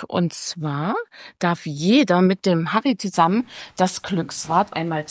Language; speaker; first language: German; native; German